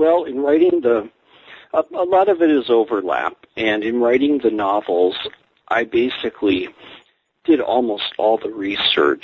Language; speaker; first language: English; native; English